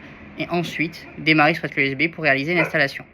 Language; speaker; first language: French; native; French